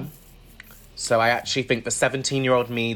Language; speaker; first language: English; native; English